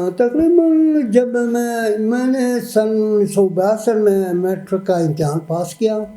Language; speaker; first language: Urdu; non-native, local second language; Persian